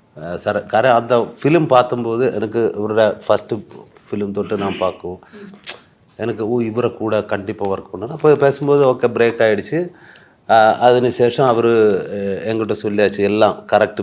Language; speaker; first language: Tamil; non-native, learner; Malayalam